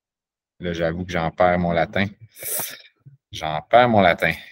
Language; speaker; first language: French; native; French